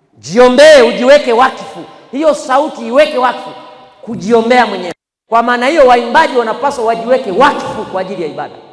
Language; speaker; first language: Swahili; native; Swahili